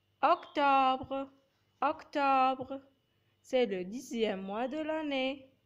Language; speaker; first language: French; non-native, local second language; Arabic